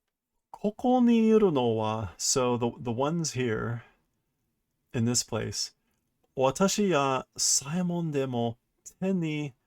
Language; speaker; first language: Japanese; non-native, learner; English